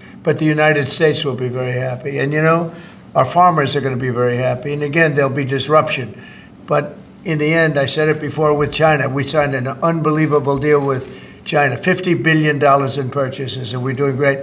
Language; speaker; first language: English; native; English